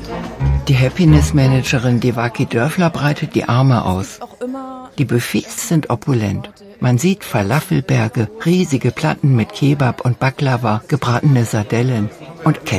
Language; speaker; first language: German; native; German